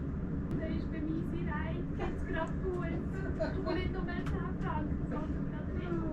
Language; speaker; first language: German; native; German